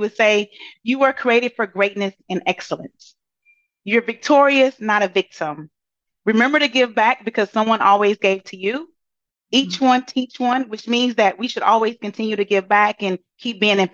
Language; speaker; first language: English; native; English